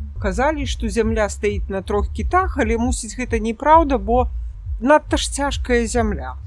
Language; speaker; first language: Belarusian; native; Belarusian